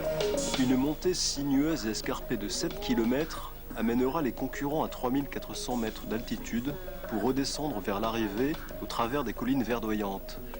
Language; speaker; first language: French; native; French